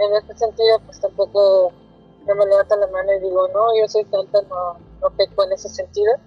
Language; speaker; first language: Spanish; non-native, local second language; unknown